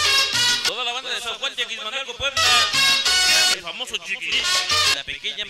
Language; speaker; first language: Spanish; native; Spanish